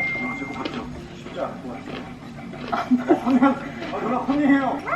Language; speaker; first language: Korean; native; Korean